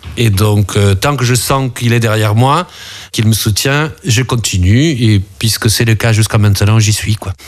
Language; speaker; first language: French; early bilingual, other home language; Spanish